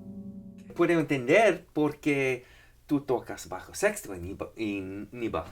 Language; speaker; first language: Spanish; non-native, fluent; English